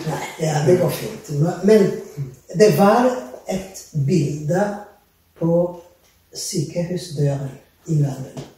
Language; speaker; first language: Danish; non-native, learner; Rundi